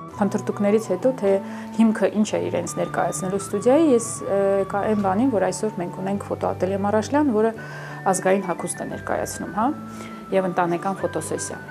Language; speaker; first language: Armenian; early bilingual, heritage; Armenian